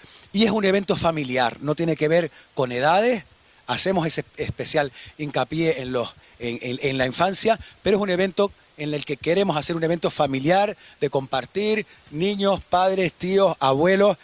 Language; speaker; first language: Spanish; native; Spanish